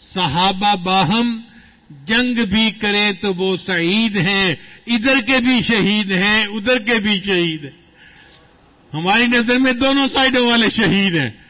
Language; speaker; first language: Urdu; non-native, local second language; Punjabi